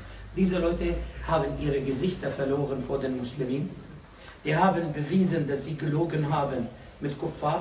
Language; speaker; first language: German; non-native, fluent; Arabic